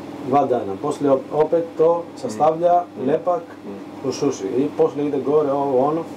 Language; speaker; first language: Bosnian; non-native, learner; Greek